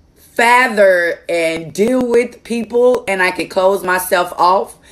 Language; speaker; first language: English; native; English